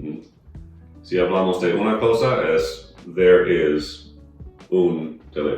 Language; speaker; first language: Spanish; non-native, fluent; English